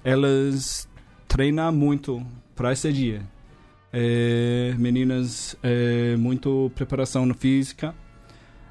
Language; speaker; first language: Portuguese; non-native, learner; English